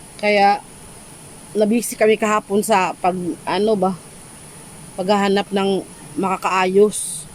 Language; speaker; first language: Filipino; native; Filipino